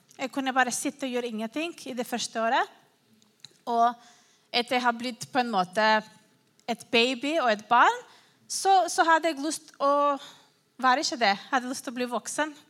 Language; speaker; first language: Norwegian; non-native, fluent; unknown